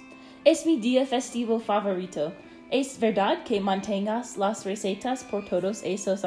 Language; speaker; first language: Spanish; non-native, learner; English